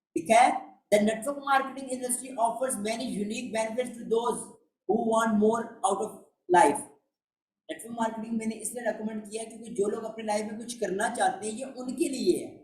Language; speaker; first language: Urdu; non-native, local second language; Punjabi